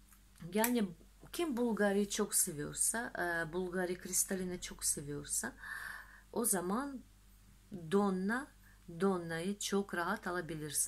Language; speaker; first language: Turkish; non-native, fluent; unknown